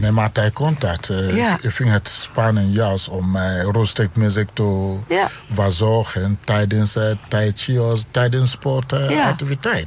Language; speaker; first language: Dutch; non-native, learner; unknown